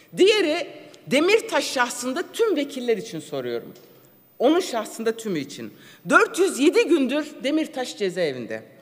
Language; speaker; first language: Turkish; non-native, local second language; Kurdish